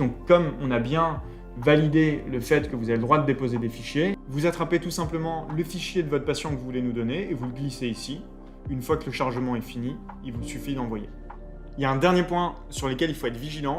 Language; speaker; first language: French; native; French